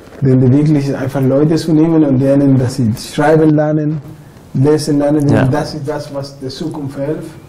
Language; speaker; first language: German; non-native, fluent; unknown